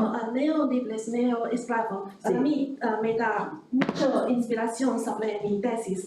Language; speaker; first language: Spanish; non-native, learner; Chinese